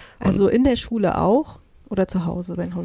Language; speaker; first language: German; native; German